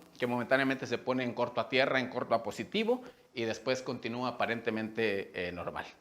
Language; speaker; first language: Spanish; native; Spanish